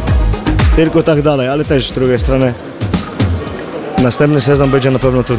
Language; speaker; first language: Polish; non-native, fluent; Slovenian